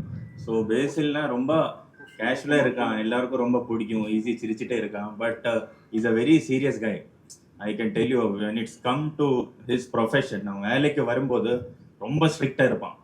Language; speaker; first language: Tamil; non-native, local second language; Malayalam